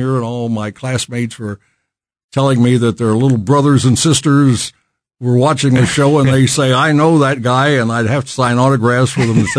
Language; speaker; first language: English; native; English